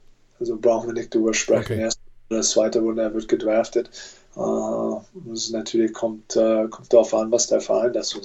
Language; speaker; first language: German; non-native, fluent; English